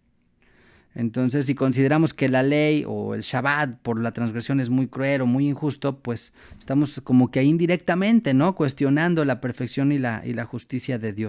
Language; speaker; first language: Spanish; native; Spanish